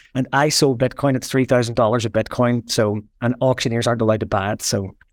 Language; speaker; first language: English; native; English